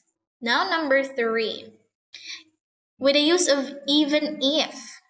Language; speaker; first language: English; non-native, fluent; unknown